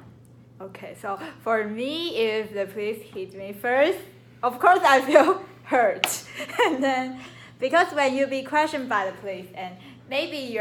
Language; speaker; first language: English; non-native, learner; Chinese